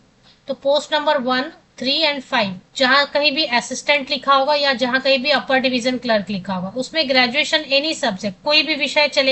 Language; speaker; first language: Hindi; native; Hindi